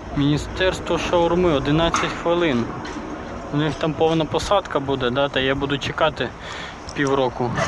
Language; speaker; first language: Ukrainian; non-native, local second language; Russian